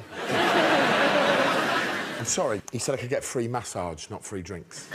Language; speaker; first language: English; native; English